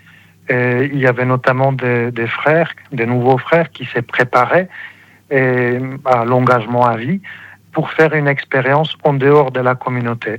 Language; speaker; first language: French; non-native, fluent; Polish